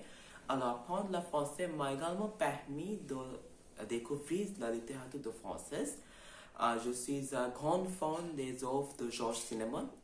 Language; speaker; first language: French; non-native, learner; Bangla